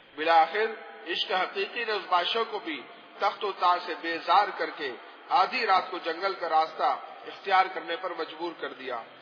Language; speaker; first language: Urdu; non-native, local second language; Pashto